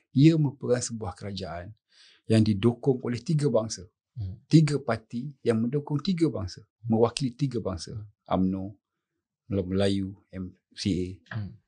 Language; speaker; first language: Malay; native; Malay